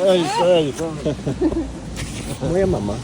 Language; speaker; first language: Polish; non-native, learner; Hungarian